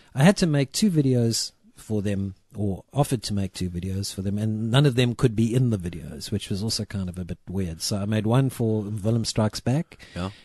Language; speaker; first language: English; native; English